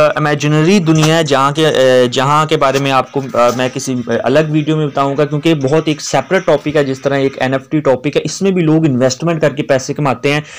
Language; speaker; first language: Urdu; non-native, local second language; Punjabi